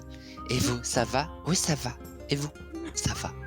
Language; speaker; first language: French; native; French